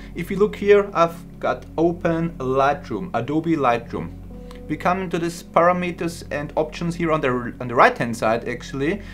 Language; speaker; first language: English; non-native, fluent; German